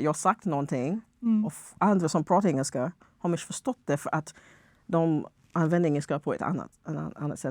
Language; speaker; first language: Swedish; non-native, fluent; English